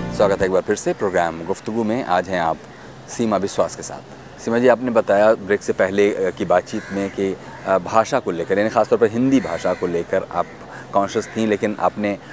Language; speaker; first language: Hindi; native; Hindi